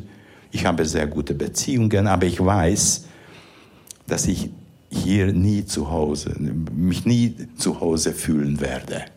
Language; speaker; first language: German; non-native, fluent; Hungarian